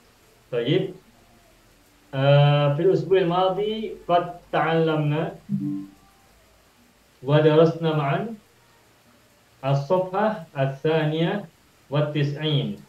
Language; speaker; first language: Arabic; non-native, fluent; Indonesian